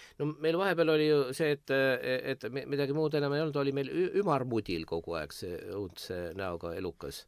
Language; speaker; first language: Estonian; native; Estonian